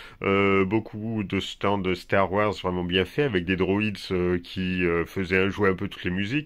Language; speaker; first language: French; native; French